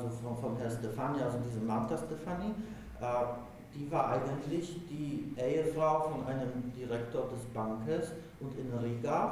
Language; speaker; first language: German; non-native, fluent; Polish